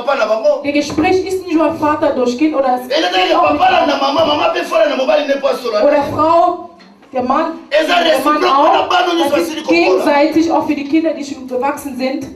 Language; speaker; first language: German; non-native, learner; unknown